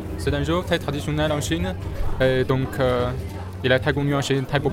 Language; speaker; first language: French; non-native, learner; Chinese